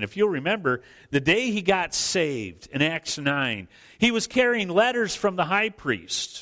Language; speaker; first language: English; native; English